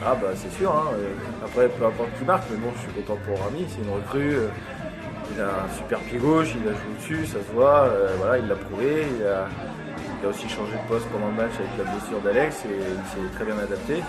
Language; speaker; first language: French; native; French